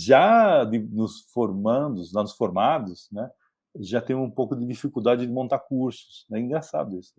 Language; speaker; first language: Portuguese; native; Portuguese